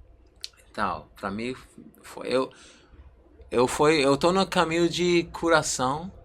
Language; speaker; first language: Portuguese; non-native, learner; English